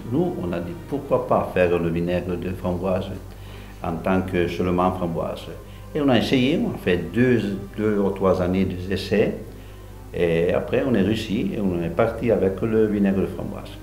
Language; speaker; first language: French; non-native, local second language; Italian